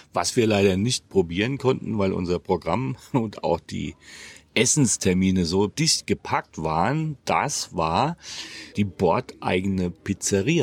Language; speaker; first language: German; native; German